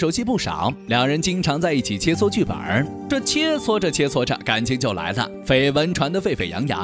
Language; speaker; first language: Chinese; native; Chinese